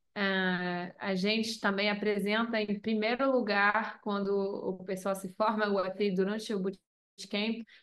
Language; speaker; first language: Portuguese; non-native, fluent; French